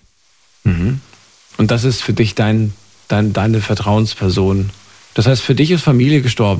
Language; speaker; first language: German; native; German